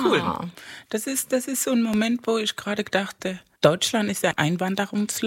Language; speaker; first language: German; early bilingual, other home language; Spanish